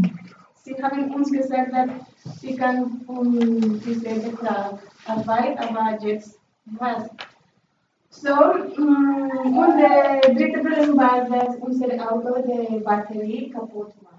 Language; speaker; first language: German; non-native, learner; Spanish